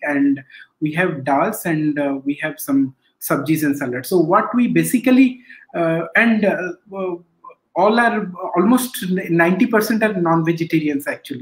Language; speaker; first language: English; non-native, local second language; Odia